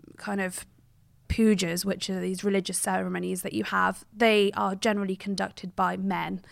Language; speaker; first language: English; native; English